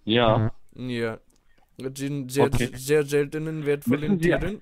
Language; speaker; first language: German; non-native, fluent; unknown